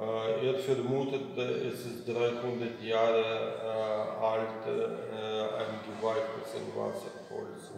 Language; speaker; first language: German; non-native, learner; Russian